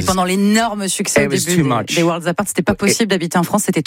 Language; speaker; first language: French; native; French